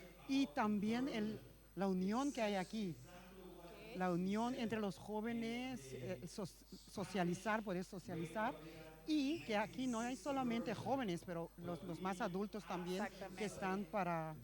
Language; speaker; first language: Spanish; non-native, fluent; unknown